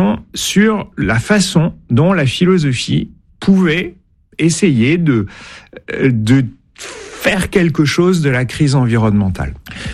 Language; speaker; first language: French; native; French